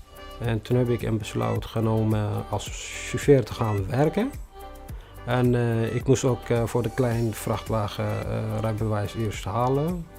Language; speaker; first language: Dutch; non-native, fluent; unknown